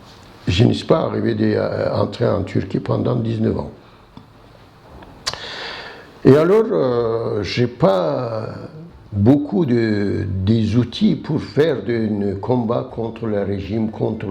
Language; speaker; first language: French; non-native, learner; Turkish